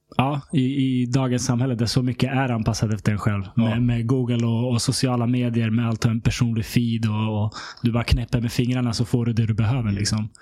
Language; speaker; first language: Swedish; early bilingual, other home language; Serbian